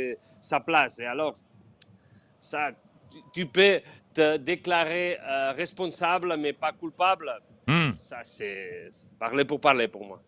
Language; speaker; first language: French; non-native, fluent; Spanish